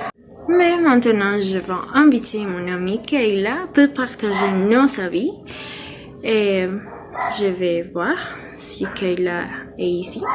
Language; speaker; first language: French; non-native, learner; Spanish